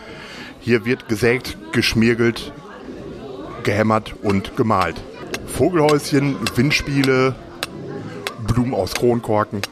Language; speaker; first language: German; native; German